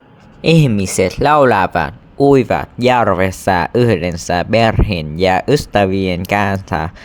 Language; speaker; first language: Finnish; non-native, learner; Vietnamese